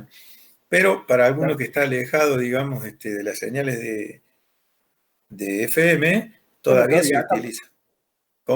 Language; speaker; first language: Spanish; native; Spanish